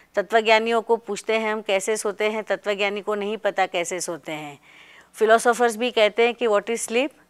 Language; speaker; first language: Hindi; non-native, local second language; Marathi